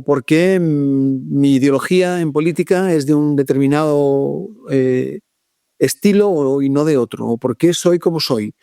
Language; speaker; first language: Spanish; native; Spanish